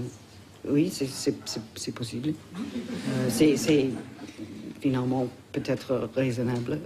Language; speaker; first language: French; non-native, learner; English